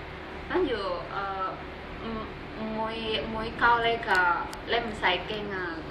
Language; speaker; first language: Chinese; non-native, learner; Indonesian